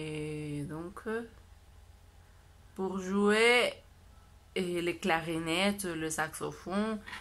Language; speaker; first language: French; non-native, learner; Spanish